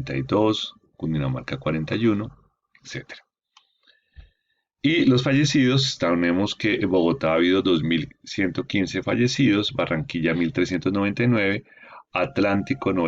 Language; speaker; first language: Spanish; native; Spanish